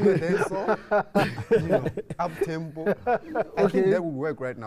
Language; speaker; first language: English; non-native, local second language; Tswana